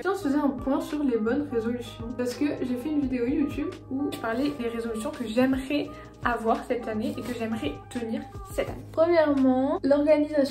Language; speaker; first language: French; native; French